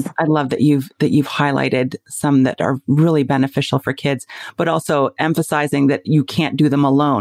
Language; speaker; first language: English; native; English